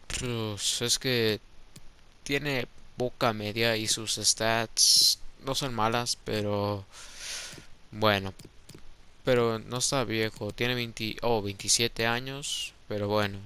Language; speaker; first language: Spanish; early bilingual, heritage; Spanish